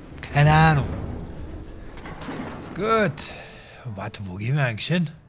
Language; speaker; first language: German; native; German